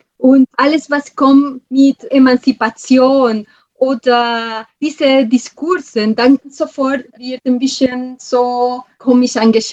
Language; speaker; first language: German; non-native, fluent; Spanish